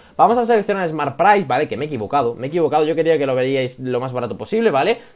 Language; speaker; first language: Spanish; native; Spanish